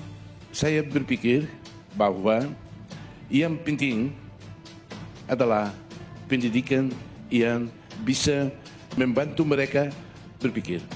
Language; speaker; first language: Indonesian; non-native, fluent; Tetum